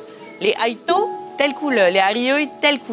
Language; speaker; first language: French; native; French